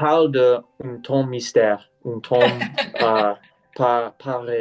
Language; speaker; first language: French; non-native, learner; English